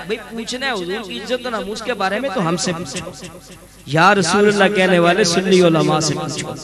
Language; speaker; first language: Urdu; non-native, local second language; Punjabi